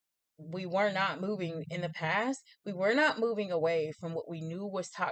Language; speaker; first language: English; native; English